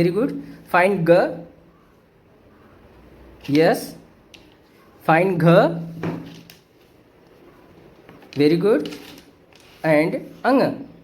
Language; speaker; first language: English; non-native, local second language; Hindi